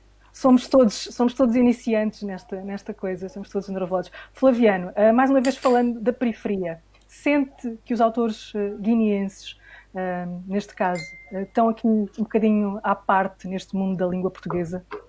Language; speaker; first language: Portuguese; native; Portuguese